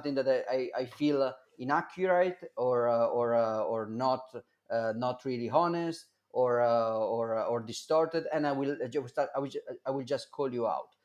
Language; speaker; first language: English; non-native, fluent; Italian